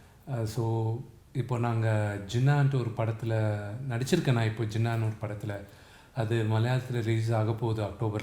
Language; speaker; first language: Tamil; non-native, local second language; Telugu